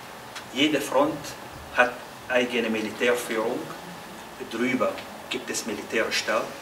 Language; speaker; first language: German; non-native, fluent; Arabic